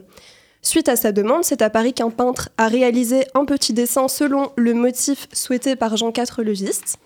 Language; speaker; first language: French; native; French